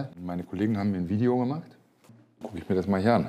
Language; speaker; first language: German; native; German